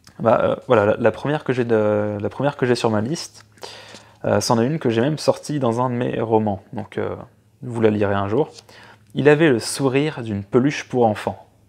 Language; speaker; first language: French; native; French